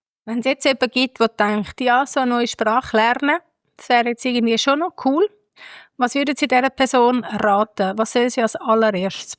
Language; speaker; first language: German; native; German